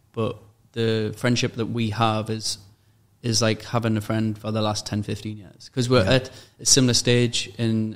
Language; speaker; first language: English; native; English